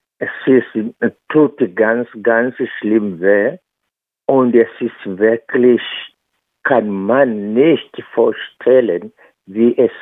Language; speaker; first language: German; non-native, fluent; Swahili